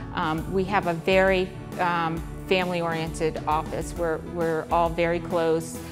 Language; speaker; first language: English; native; English